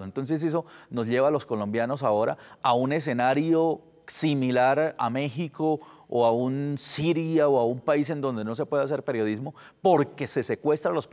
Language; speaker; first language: Spanish; native; Spanish